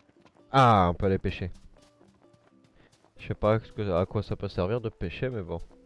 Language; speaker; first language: French; native; French